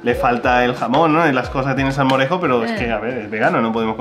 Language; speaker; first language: Spanish; native; Spanish